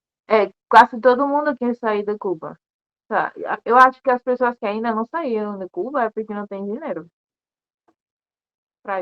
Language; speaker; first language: Portuguese; non-native, learner; Spanish